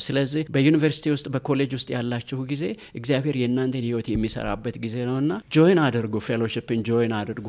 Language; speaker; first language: Amharic; non-native, local second language; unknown